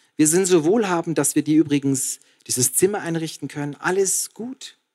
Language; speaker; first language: German; native; German